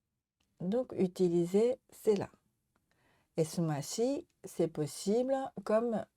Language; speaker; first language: French; non-native, learner; Japanese